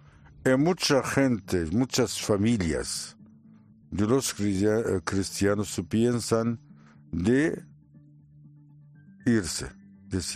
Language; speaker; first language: Spanish; non-native, learner; Arabic